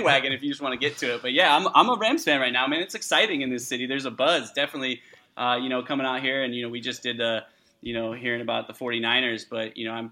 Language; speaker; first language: English; native; English